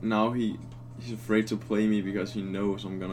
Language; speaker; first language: English; non-native, fluent; Danish